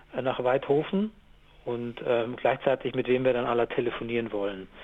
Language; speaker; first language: German; native; German